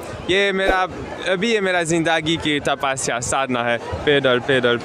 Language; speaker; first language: Hindi; non-native, learner; German